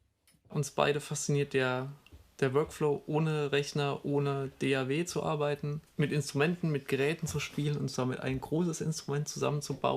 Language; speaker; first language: German; native; German